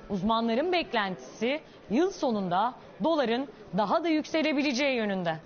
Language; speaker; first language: Turkish; native; Turkish